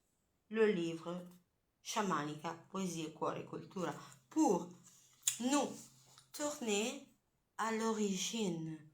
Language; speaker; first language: French; non-native, fluent; Italian